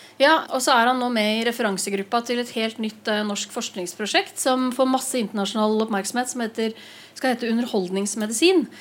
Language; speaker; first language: Norwegian; native; Norwegian